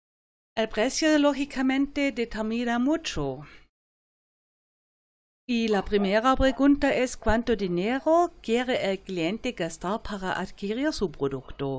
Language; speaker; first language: Spanish; non-native, fluent; German